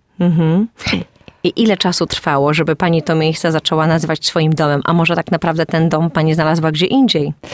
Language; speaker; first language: Polish; native; Polish